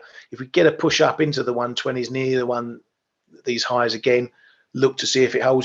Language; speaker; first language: English; native; English